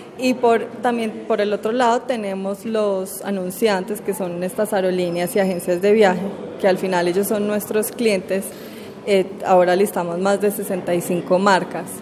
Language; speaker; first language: Spanish; native; Spanish